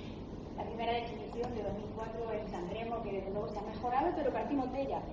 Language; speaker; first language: Spanish; native; Spanish